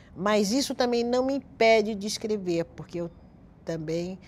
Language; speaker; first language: Portuguese; native; Portuguese